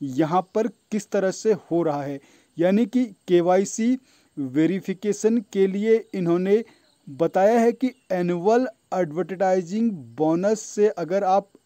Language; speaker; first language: Hindi; native; Hindi